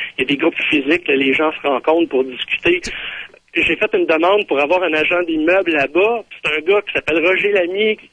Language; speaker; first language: French; native; French